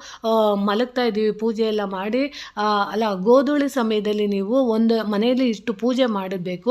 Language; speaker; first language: Kannada; native; Kannada